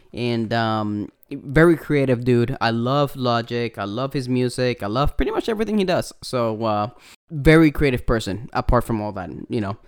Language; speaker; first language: English; non-native, fluent; Spanish